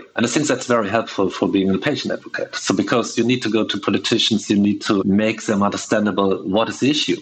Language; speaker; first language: English; non-native, fluent; German